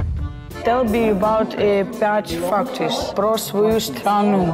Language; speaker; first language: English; non-native, learner; Russian